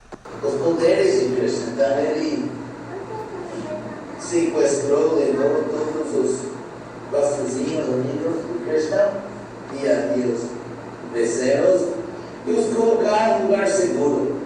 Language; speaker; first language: Portuguese; non-native, fluent; English